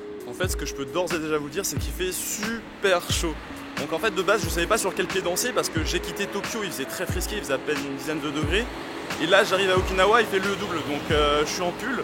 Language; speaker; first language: French; native; French